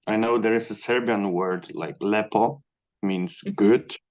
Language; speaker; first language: English; non-native, fluent; Polish